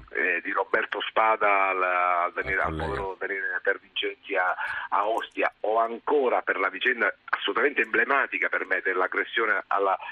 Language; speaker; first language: Italian; native; Italian